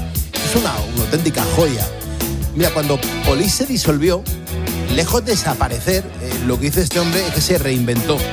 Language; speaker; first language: Spanish; native; Spanish